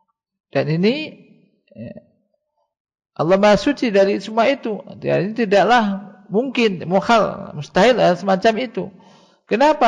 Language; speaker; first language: Indonesian; native; Indonesian